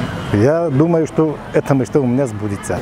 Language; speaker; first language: Russian; non-native, local second language; Tajik